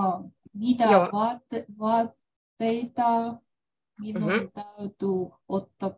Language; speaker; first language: Finnish; non-native, learner; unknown